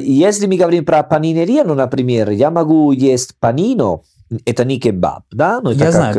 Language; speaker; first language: Russian; non-native, learner; Italian